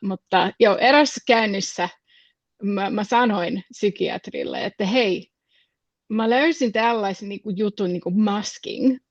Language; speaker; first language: Finnish; non-native, fluent; English